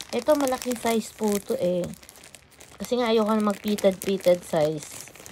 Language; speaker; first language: Filipino; non-native, local second language; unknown